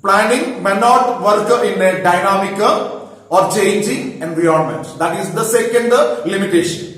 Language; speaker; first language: English; non-native, local second language; Malayalam